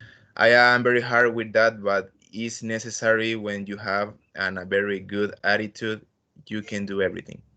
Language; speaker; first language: English; non-native, learner; Spanish